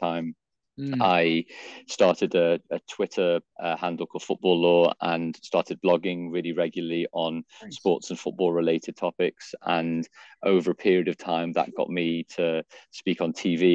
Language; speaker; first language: English; native; English